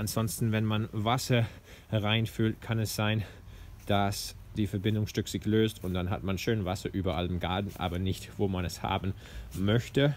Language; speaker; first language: German; non-native, fluent; English